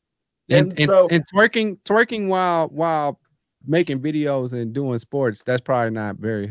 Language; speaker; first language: English; native; English